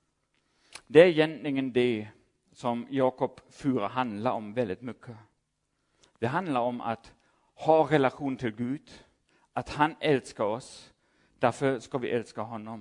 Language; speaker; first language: Swedish; non-native, fluent; German